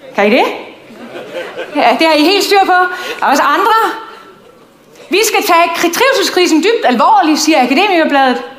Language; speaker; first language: Danish; native; Danish